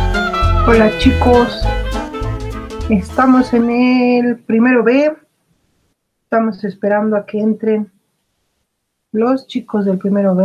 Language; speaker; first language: Spanish; native; Spanish